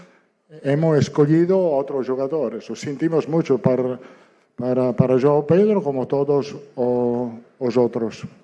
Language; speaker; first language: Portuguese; non-native, learner; Italian